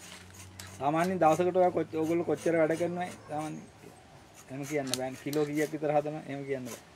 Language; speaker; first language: German; non-native, learner; Sinhala